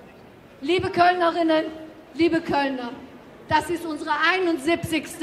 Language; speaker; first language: German; non-native, fluent; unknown